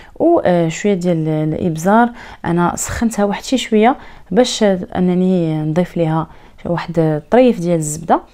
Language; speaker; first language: Arabic; native; Arabic